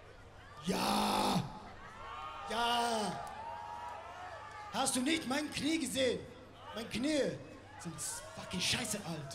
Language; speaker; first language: German; non-native, learner; English